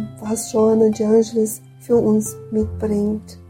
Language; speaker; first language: German; non-native, learner; Portuguese